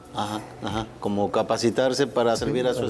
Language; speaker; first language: Spanish; native; Spanish